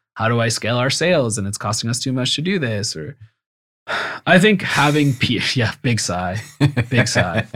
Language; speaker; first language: English; early bilingual, other home language; Spanish